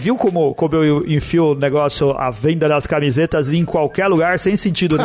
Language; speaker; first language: Portuguese; native; Portuguese